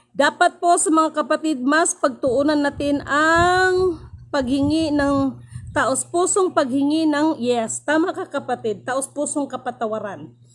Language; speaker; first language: Filipino; non-native, local second language; Cebuano